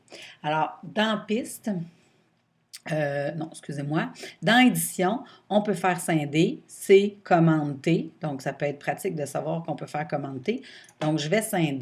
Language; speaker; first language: French; native; French